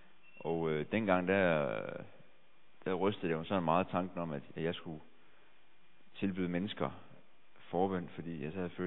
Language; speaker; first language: Danish; native; Danish